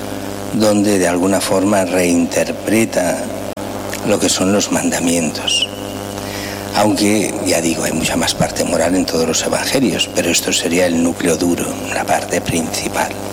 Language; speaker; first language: Spanish; native; Spanish